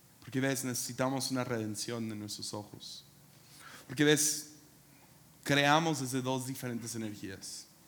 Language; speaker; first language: Spanish; non-native, fluent; English